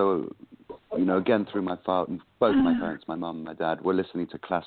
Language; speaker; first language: English; native; English